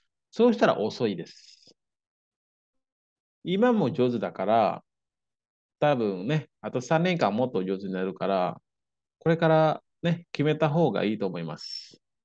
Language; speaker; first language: Japanese; non-native, fluent; Indonesian